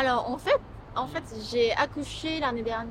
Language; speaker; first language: French; non-native, fluent; Japanese